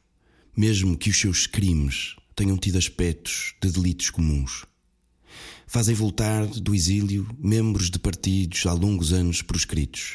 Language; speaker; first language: Portuguese; native; Portuguese